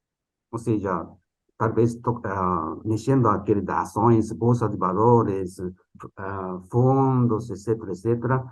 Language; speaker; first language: Portuguese; non-native, fluent; Japanese